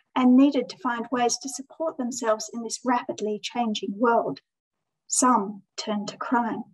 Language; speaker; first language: English; native; English